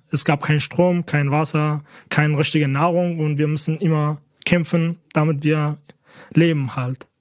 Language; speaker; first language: German; non-native, fluent; Kurdish